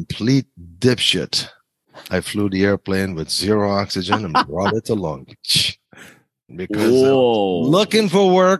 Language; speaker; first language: English; non-native, fluent; Persian